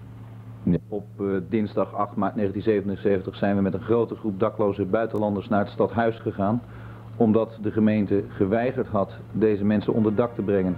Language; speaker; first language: Dutch; native; Dutch